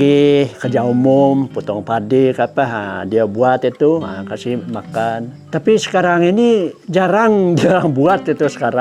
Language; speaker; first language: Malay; non-native, local second language; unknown